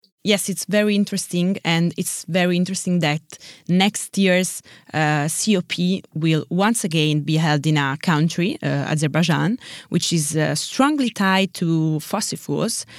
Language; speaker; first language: English; non-native, fluent; Italian